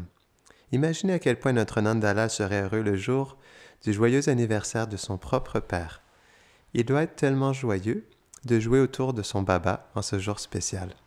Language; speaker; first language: French; native; French